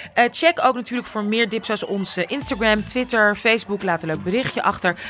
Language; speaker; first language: Dutch; native; Dutch